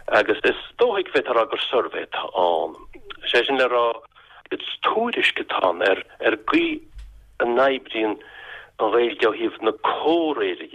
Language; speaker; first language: Irish; non-native, local second language; English